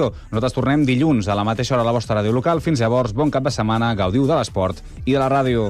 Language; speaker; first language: Catalan; native; Catalan